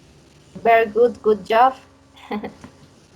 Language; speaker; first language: English; non-native, learner; Spanish